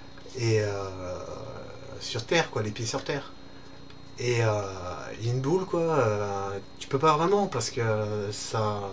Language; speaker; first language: French; native; French